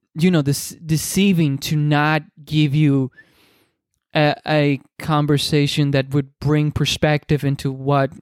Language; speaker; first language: English; non-native, fluent; Spanish